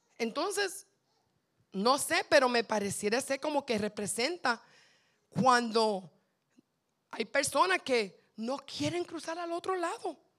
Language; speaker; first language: Spanish; native; Spanish